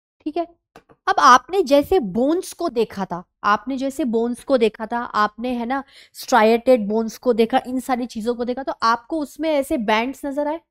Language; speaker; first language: Hindi; native; Hindi